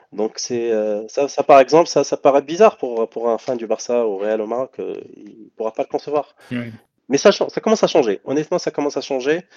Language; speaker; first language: French; non-native, local second language; Arabic